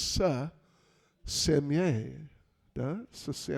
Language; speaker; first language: Russian; non-native, learner; English